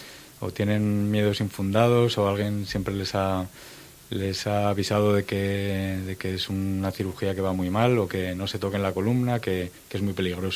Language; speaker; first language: Spanish; native; Spanish